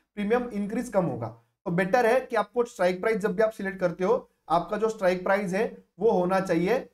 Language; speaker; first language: Hindi; non-native, local second language; Marathi